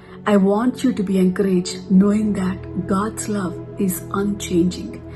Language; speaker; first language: English; non-native, local second language; Telugu